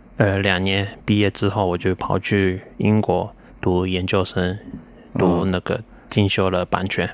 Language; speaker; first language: Chinese; non-native, fluent; Japanese